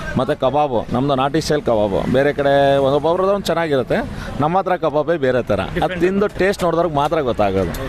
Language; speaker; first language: Kannada; native; Kannada